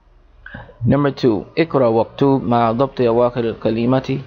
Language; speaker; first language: Arabic; non-native, fluent; English